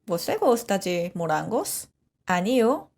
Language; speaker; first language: Portuguese; non-native, fluent; Korean